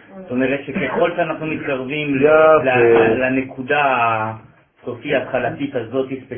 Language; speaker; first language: Hebrew; non-native, fluent; French